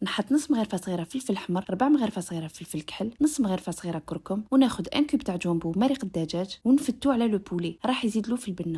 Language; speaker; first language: Arabic; native; Arabic